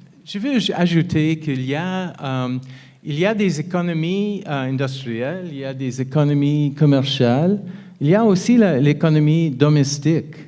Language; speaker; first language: French; non-native, fluent; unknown